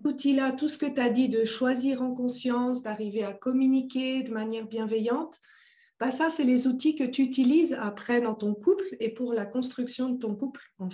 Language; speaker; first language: French; native; French